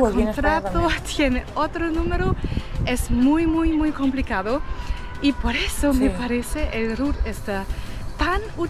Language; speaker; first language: Spanish; non-native, fluent; German